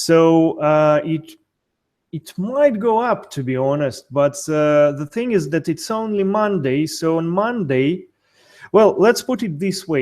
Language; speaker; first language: English; non-native, fluent; Russian